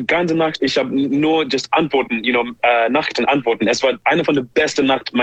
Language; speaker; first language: German; non-native, learner; English